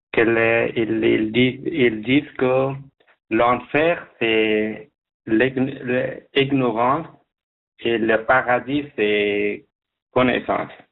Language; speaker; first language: French; non-native, learner; Persian